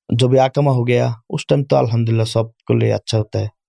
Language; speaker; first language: Urdu; non-native, learner; Bangla